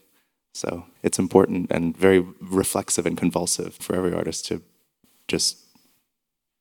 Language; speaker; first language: English; native; English